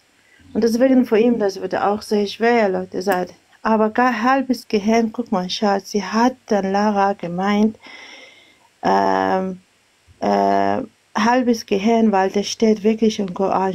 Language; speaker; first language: German; non-native, learner; Arabic